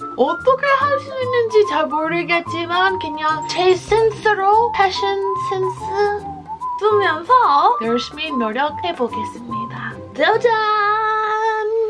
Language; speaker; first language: Korean; non-native, fluent; English